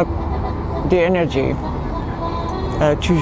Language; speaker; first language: French; non-native, learner; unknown